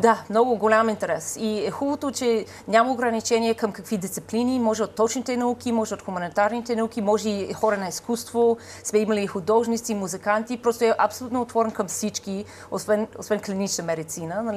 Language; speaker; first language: Bulgarian; non-native, fluent; English